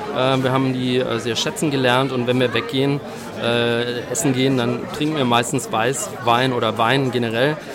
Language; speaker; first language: German; native; German